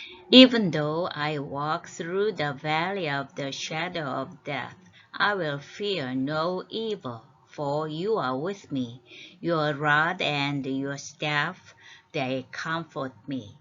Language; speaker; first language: English; non-native, fluent; Korean